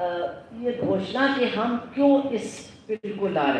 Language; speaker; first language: Hindi; native; Hindi